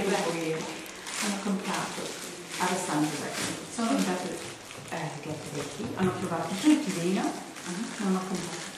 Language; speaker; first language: Italian; non-native, learner; English